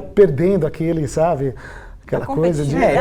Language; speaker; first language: Portuguese; native; Portuguese